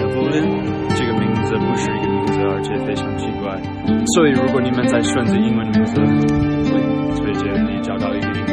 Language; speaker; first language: Chinese; non-native, fluent; English